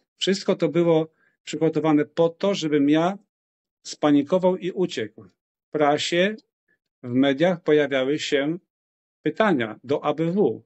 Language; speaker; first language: Polish; native; Polish